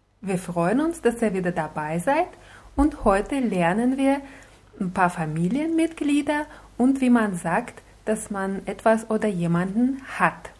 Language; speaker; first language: German; non-native, fluent; Russian